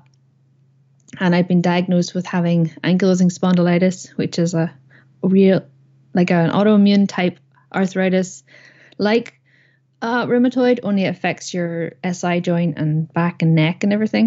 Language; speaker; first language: English; native; English